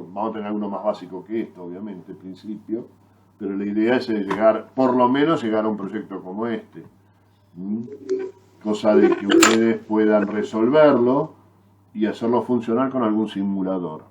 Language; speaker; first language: Spanish; native; Spanish